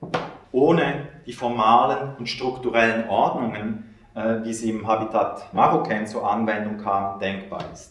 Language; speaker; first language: German; native; German